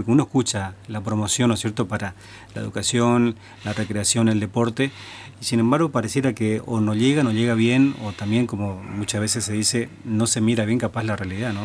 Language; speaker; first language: Spanish; native; Spanish